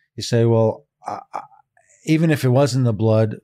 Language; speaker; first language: English; early bilingual, heritage; Hebrew